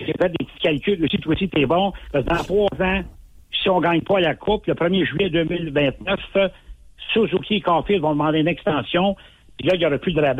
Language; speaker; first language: French; native; French